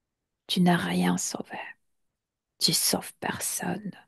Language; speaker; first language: French; non-native, fluent; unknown